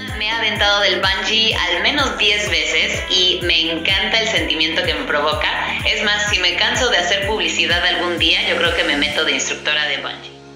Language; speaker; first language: Spanish; early bilingual, other home language; English